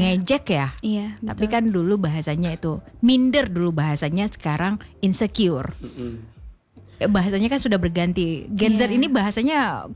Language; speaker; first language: Indonesian; non-native, local second language; Achinese